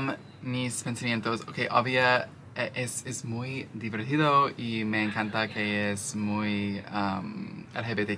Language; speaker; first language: Spanish; non-native, learner; English